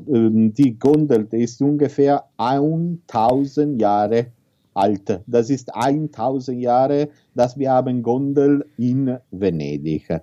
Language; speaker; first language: German; non-native, learner; Italian